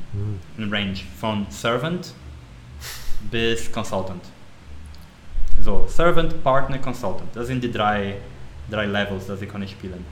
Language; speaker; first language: German; non-native, learner; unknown